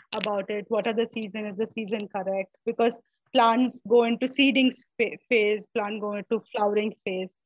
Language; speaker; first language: English; non-native, local second language; Malayalam